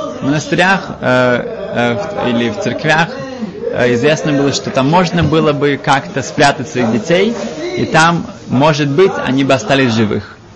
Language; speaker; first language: Russian; early bilingual, heritage; Russian